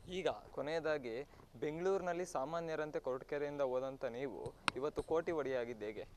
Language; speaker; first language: Kannada; native; Kannada